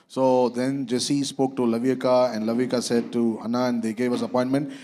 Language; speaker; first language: English; non-native, local second language; Tamil